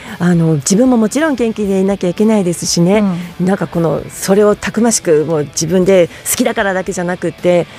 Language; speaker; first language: Japanese; native; Japanese